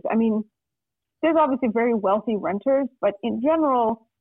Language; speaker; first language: English; non-native, fluent; Russian